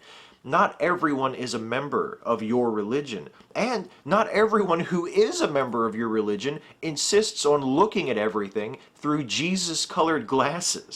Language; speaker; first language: English; native; English